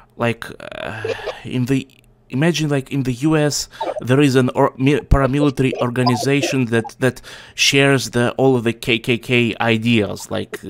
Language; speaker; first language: English; non-native, fluent; Russian